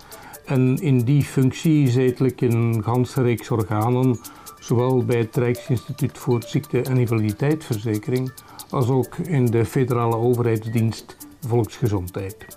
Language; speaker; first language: Dutch; native; Dutch